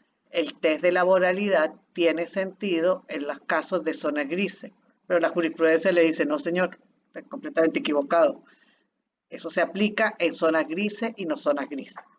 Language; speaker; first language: Spanish; native; Spanish